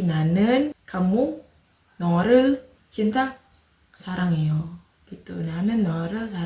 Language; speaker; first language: Korean; non-native, learner; Indonesian